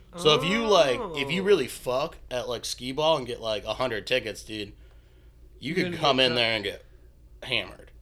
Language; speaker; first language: English; native; English